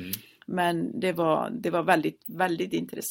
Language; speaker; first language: Swedish; non-native, fluent; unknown